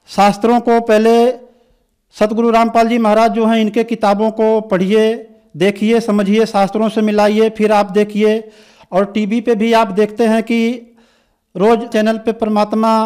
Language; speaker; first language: Hindi; native; Hindi